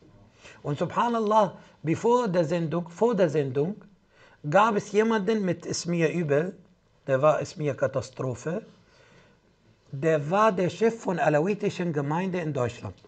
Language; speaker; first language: German; non-native, fluent; Arabic